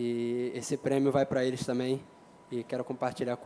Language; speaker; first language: Portuguese; native; Portuguese